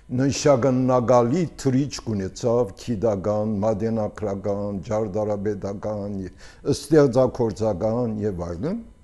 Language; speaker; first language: Armenian; early bilingual, heritage; Armenian